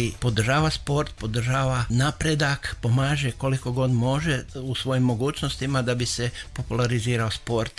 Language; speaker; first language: Serbian; native; Serbian